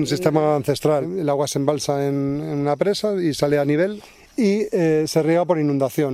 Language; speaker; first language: Spanish; native; Spanish